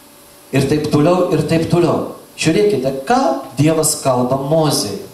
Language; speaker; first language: Lithuanian; non-native, local second language; Russian